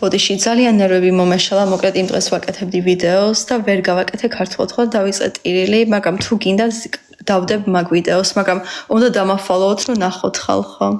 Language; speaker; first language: Georgian; early bilingual, heritage; Georgian